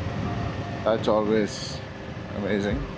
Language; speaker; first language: English; non-native, local second language; Malayalam